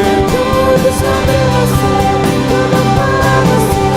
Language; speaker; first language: Portuguese; native; Portuguese